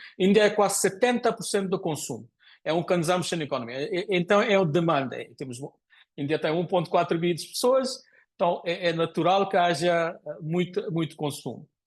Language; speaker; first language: Portuguese; non-native, fluent; Konkani